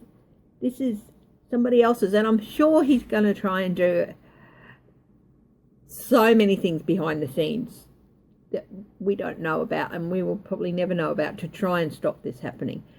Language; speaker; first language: English; native; English